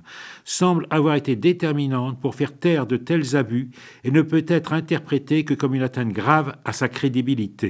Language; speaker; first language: French; native; French